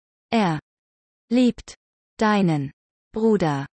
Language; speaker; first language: German; non-native, learner; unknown